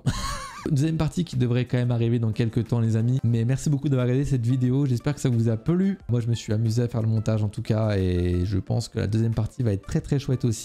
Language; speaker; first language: French; native; French